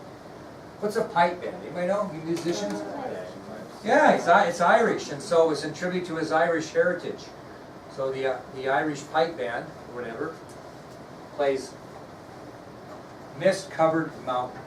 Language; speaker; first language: English; native; English